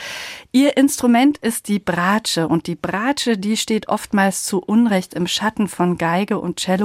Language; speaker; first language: German; native; German